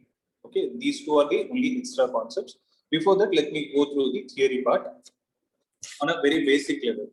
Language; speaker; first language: English; non-native, local second language; Tamil